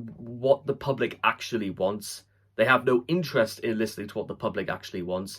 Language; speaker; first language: English; native; English